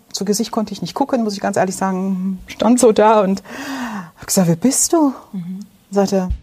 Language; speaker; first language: German; non-native, fluent; Turkish